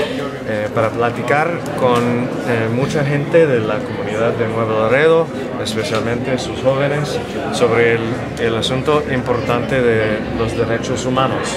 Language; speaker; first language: Spanish; non-native, fluent; English